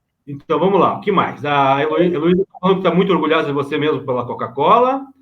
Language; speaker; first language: Portuguese; native; Portuguese